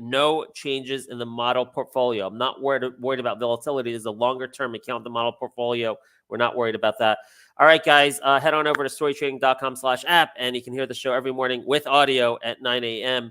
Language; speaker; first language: English; native; English